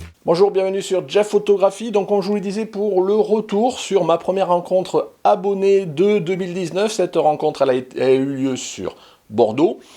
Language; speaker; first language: French; native; French